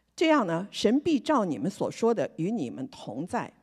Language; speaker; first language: Chinese; native; Chinese